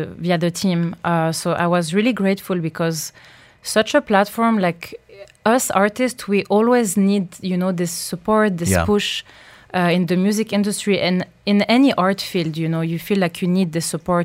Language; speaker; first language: English; non-native, fluent; French